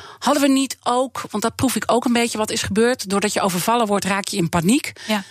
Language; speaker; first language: Dutch; native; Dutch